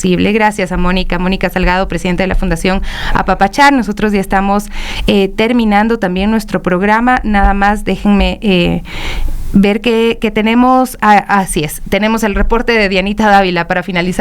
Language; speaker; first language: Spanish; native; Spanish